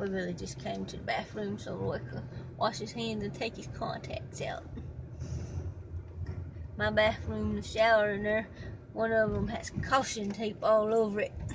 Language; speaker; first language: English; native; English